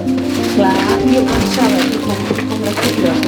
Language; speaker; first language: Catalan; non-native, learner; Spanish